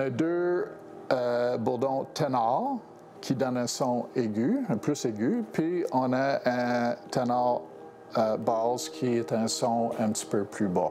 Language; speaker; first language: French; non-native, local second language; English